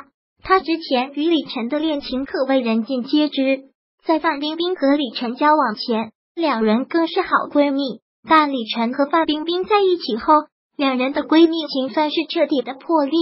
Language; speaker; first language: Chinese; native; Chinese